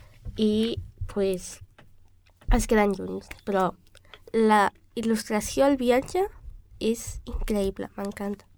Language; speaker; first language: Catalan; non-native, local second language; Spanish